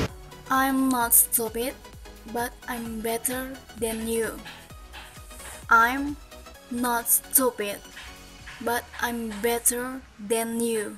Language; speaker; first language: English; non-native, learner; Indonesian